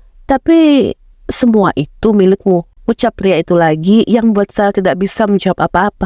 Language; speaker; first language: Indonesian; native; Indonesian